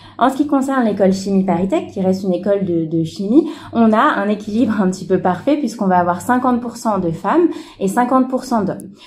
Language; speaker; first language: French; native; French